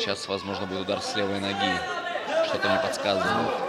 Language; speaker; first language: Russian; native; Russian